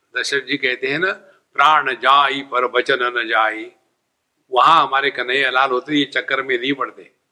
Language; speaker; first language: Hindi; non-native, local second language; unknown